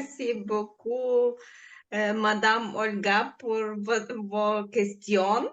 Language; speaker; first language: French; non-native, learner; Ukrainian